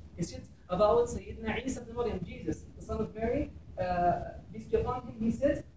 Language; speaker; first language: English; non-native, fluent; Arabic